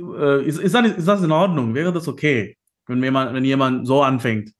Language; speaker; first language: German; non-native, fluent; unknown